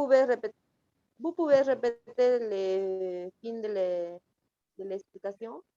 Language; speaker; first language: French; non-native, learner; Spanish